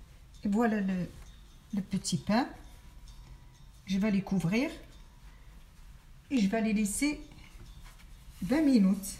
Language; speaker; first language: French; non-native, fluent; Arabic